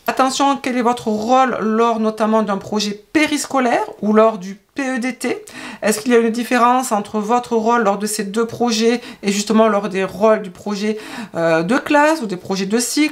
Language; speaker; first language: French; native; French